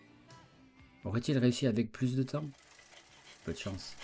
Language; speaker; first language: French; native; French